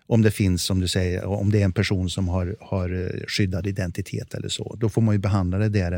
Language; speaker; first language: Swedish; native; Swedish